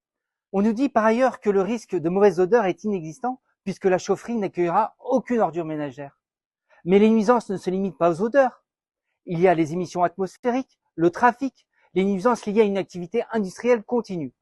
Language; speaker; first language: French; native; French